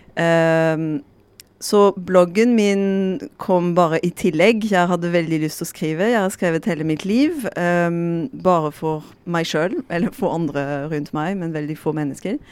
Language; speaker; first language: Norwegian; non-native, fluent; French